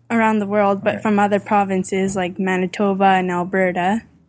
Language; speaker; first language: English; native; English